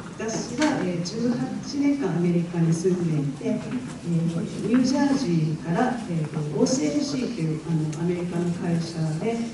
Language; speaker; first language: Japanese; native; Japanese